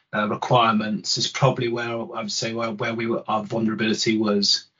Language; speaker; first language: English; native; English